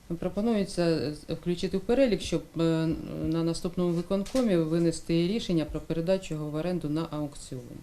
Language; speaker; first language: Ukrainian; non-native, local second language; Russian